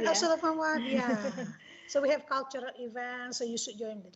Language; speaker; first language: English; non-native, fluent; Indonesian